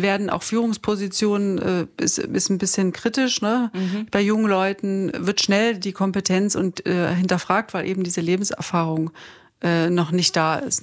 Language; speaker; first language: German; native; German